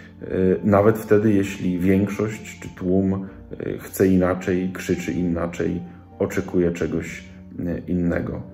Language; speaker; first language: Polish; native; Polish